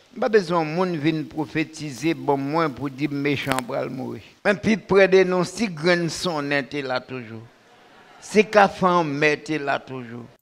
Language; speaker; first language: French; non-native, local second language; Haitian Creole